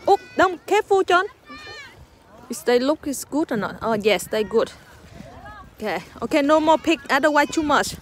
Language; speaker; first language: English; non-native, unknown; Vietnamese